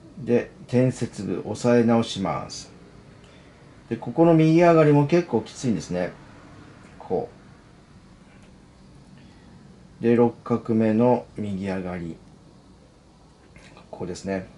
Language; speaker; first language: Japanese; native; Japanese